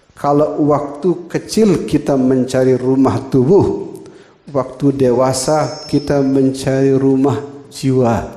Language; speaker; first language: Indonesian; non-native, local second language; Balinese